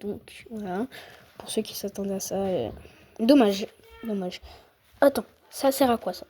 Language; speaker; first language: French; native; French